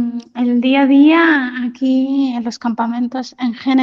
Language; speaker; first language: Spanish; non-native, fluent; Arabic